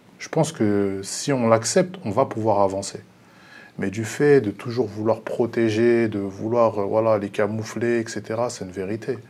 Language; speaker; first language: French; early bilingual, other home language; Lingala